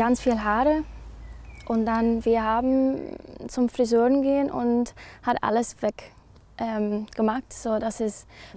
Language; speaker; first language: German; non-native, learner; English